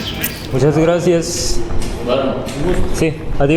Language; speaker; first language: Spanish; non-native, learner; Korean